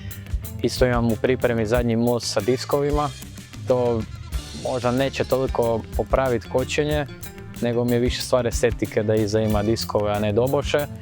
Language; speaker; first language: Croatian; native; Croatian